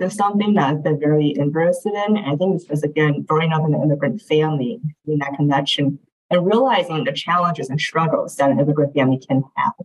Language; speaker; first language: English; native; English